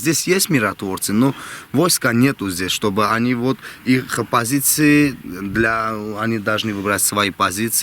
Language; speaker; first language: Russian; non-native, local second language; Armenian